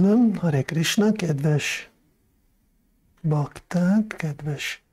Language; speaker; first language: Hungarian; non-native, fluent; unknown